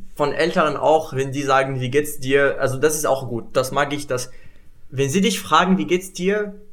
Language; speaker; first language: German; non-native, fluent; Arabic